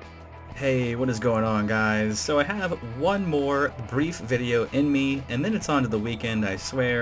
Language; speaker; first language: English; native; English